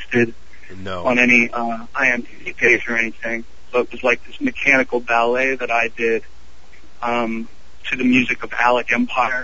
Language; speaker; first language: English; native; English